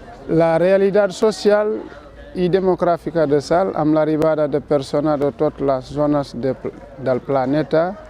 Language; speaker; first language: Catalan; non-native, fluent; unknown